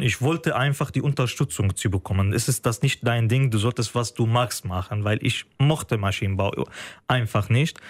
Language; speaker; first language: German; non-native, fluent; Arabic